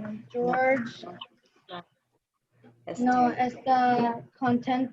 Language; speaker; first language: Spanish; non-native, learner; English